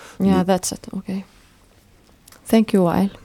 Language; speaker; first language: English; non-native, fluent; Arabic